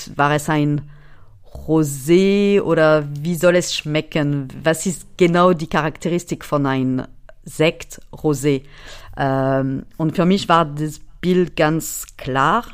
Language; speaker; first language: German; non-native, fluent; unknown